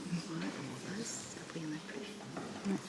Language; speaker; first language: French; native; French